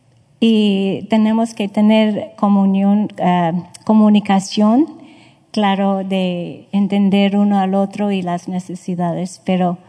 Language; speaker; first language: Spanish; non-native, fluent; English